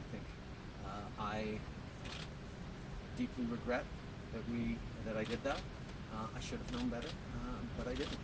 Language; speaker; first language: English; native; English